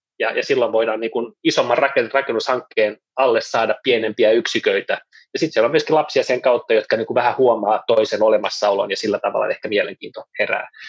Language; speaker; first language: Finnish; non-native, local second language; Swedish